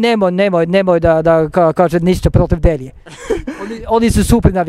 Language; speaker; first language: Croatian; non-native, learner; Norwegian